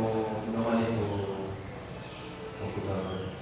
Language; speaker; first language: Spanish; non-native, learner; Portuguese